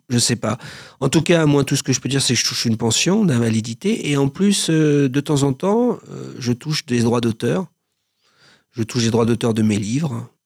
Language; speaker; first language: French; native; French